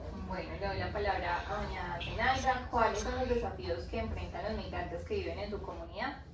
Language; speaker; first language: Spanish; native; Spanish